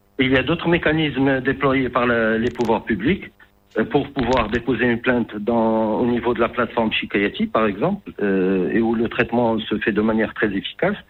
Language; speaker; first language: French; non-native, local second language; Arabic